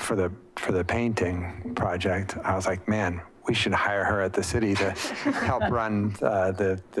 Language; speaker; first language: English; native; English